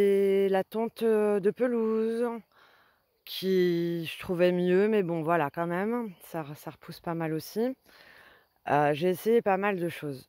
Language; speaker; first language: French; native; French